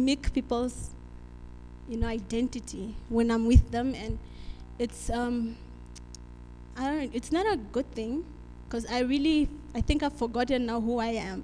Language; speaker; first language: English; non-native, local second language; Afrikaans